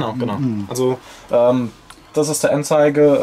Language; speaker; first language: German; native; German